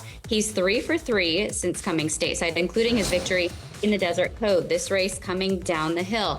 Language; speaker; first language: English; native; English